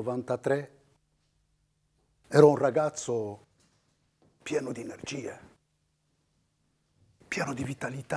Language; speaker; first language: Italian; non-native, fluent; Riffian